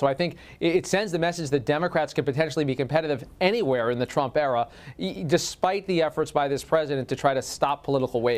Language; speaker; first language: English; native; English